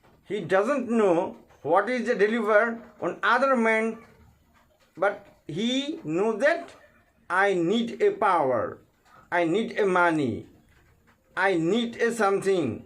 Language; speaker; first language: English; non-native, local second language; Bangla